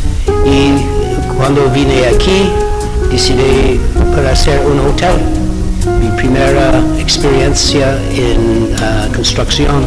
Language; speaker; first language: Spanish; non-native, learner; English